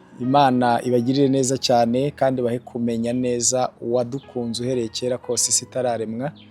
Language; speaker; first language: Kinyarwanda; native; Kinyarwanda